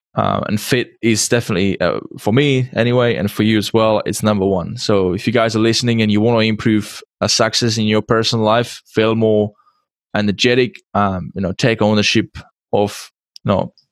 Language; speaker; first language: English; non-native, fluent; Czech